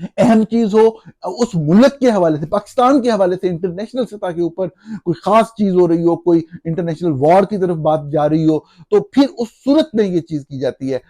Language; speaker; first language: Urdu; native; Urdu